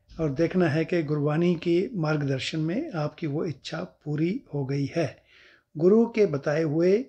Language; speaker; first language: Hindi; non-native, local second language; Punjabi